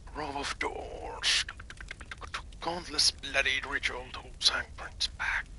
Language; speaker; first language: English; non-native, fluent; Finnish